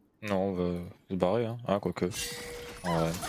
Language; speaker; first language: French; native; French